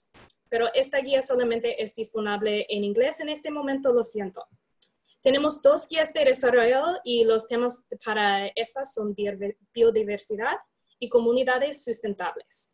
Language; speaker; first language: Spanish; non-native, fluent; English